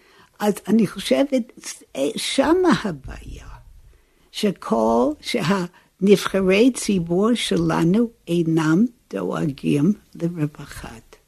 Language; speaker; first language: Hebrew; non-native, fluent; English